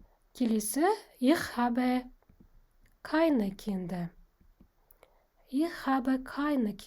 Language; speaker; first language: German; non-native, fluent; Kazakh